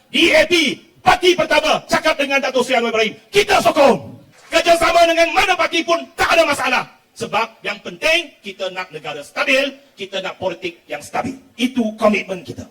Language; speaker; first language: Malay; non-native, local second language; Chinese